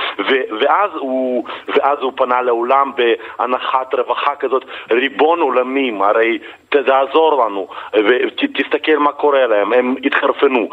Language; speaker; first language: Hebrew; non-native, fluent; Russian